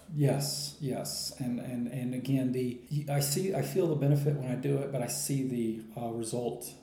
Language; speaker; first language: English; native; English